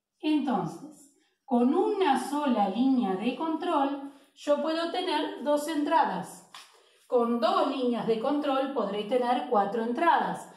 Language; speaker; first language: Spanish; native; Spanish